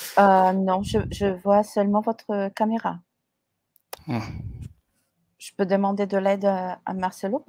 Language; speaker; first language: French; non-native, fluent; Portuguese